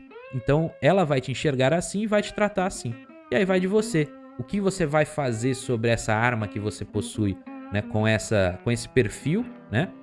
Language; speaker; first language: Portuguese; native; Portuguese